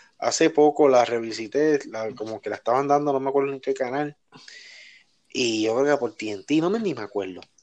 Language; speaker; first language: Spanish; native; Spanish